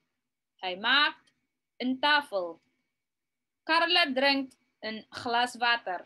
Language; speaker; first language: Dutch; non-native, learner; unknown